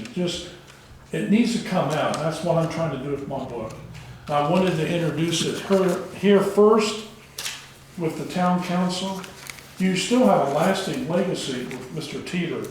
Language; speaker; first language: English; native; English